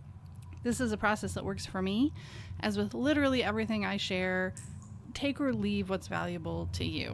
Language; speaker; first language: English; native; English